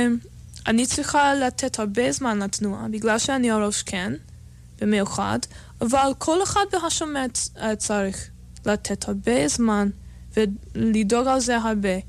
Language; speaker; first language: Hebrew; non-native, fluent; English